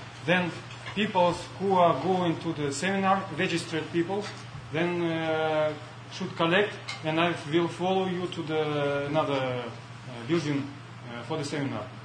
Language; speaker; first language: English; non-native, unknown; Russian